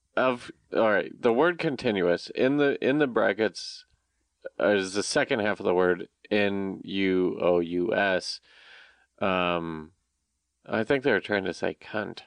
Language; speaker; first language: English; native; English